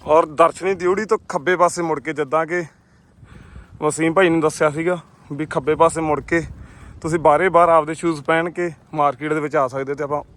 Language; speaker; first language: Punjabi; native; Punjabi